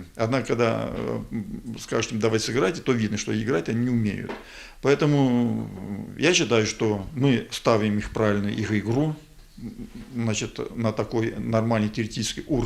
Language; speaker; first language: Russian; native; Russian